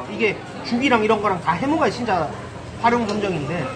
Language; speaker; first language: Korean; native; Korean